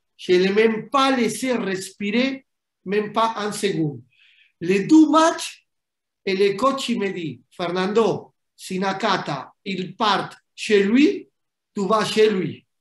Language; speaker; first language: French; non-native, fluent; Spanish